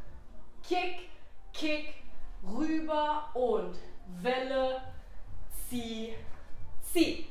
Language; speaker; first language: German; native; German